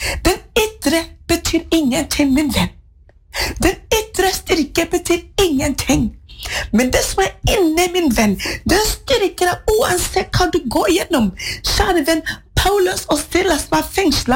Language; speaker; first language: Norwegian; non-native, fluent; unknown